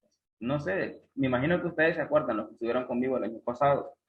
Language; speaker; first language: Spanish; native; Spanish